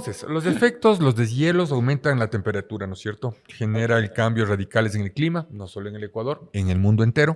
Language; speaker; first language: Spanish; native; Spanish